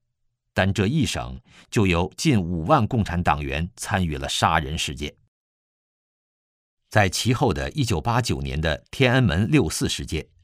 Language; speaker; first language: Chinese; native; Chinese